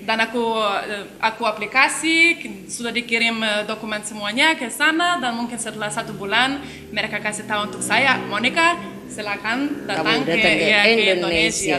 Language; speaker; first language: Indonesian; non-native, learner; Lithuanian